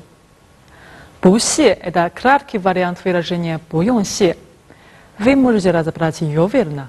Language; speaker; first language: Russian; non-native, fluent; Chinese